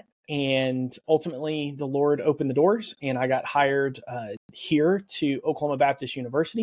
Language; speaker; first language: English; native; English